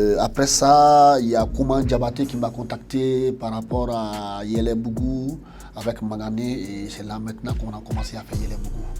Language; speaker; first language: French; non-native, local second language; Fula